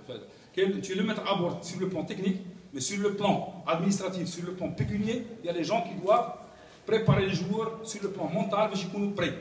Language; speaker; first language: French; non-native, local second language; Arabic